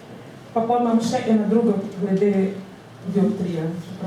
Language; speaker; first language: Slovenian; non-native, learner; Portuguese